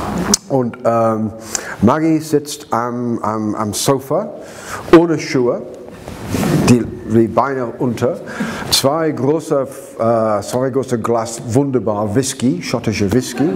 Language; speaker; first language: German; non-native, learner; English